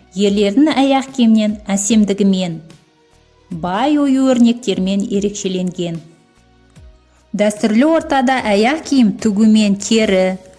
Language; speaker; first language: Kazakh; native; Kazakh